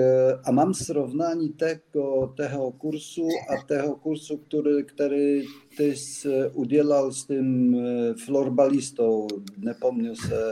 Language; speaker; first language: Czech; non-native, learner; Polish